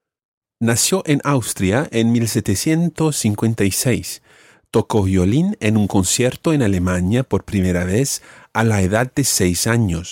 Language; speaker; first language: Spanish; non-native, fluent; English